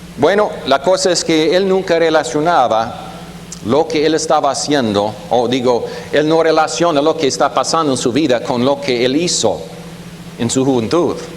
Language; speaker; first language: Spanish; non-native, fluent; German